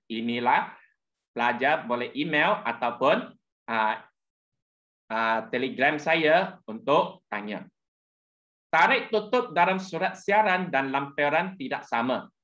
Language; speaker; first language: Malay; non-native, local second language; Chinese